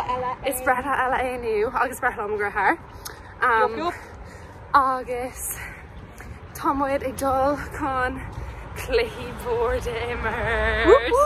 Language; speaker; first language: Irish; non-native, local second language; English